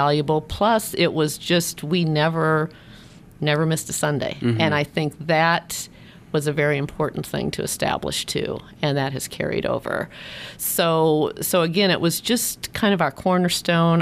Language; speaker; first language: English; native; English